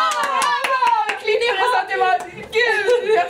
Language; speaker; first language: Swedish; native; Swedish